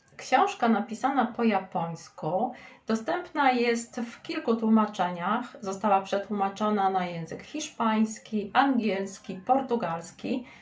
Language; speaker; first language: Polish; native; Polish